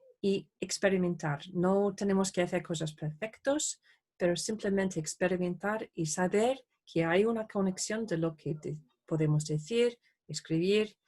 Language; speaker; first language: Spanish; non-native, fluent; English